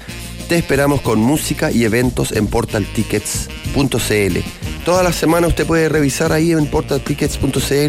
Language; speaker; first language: Spanish; native; Spanish